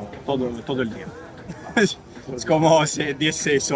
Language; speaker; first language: Spanish; non-native, learner; Italian